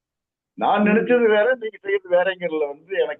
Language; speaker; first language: Tamil; native; Tamil